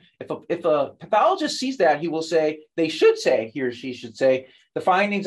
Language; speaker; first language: English; native; English